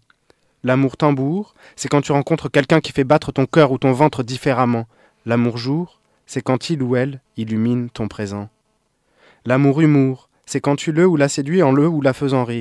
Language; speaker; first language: French; native; French